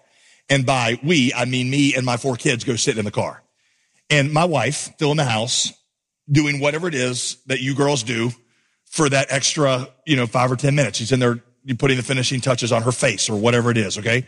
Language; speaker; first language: English; native; English